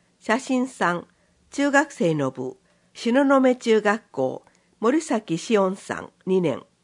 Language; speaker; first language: Japanese; native; Japanese